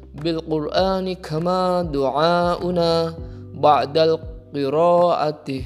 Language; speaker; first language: Arabic; non-native, learner; Indonesian